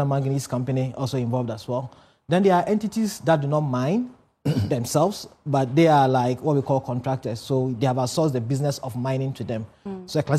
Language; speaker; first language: English; non-native, local second language; Akan